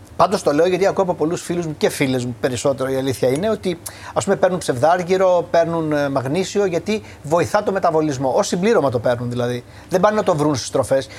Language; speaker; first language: Greek; native; Greek